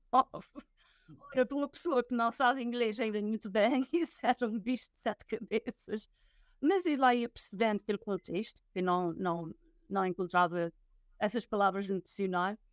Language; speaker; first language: Portuguese; native; Portuguese